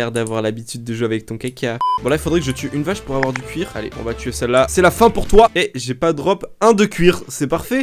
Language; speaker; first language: French; native; French